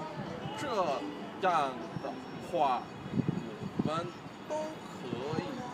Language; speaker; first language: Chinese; non-native, fluent; English